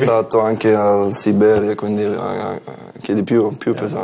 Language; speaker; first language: Italian; non-native, learner; English